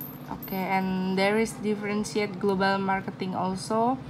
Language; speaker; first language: English; non-native, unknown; Indonesian